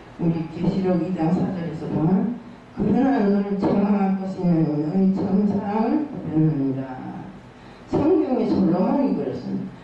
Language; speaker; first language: Korean; native; Korean